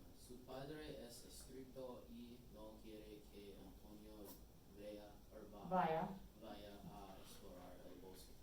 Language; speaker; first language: Spanish; non-native, learner; English